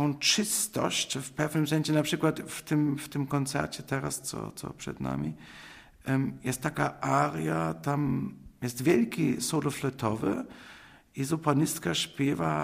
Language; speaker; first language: Polish; non-native, fluent; German